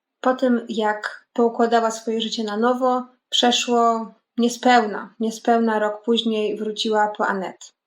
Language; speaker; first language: Polish; native; Polish